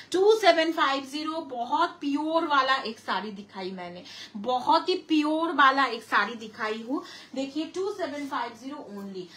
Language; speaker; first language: Hindi; non-native, local second language; Bangla